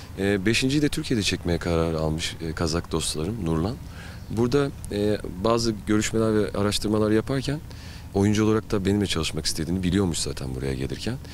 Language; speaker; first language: Turkish; native; Turkish